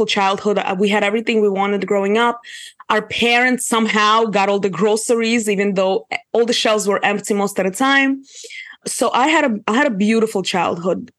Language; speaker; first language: English; early bilingual, other home language; Russian